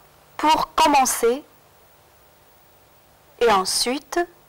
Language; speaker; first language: French; non-native, fluent; Chinese